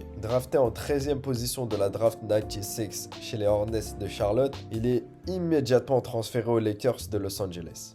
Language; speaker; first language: French; native; French